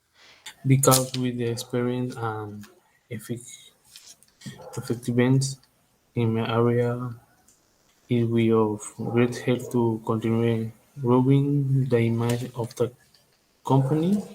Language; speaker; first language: English; non-native, learner; Spanish